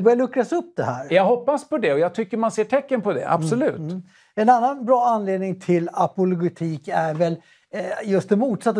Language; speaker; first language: Swedish; native; Swedish